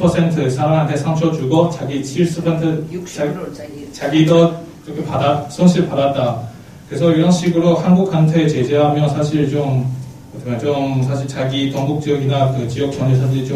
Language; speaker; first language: Korean; non-native, fluent; Chinese